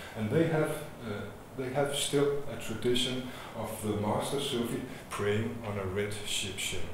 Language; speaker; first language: English; non-native, fluent; Danish